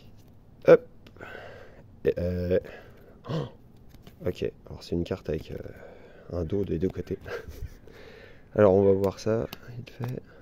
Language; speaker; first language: French; native; French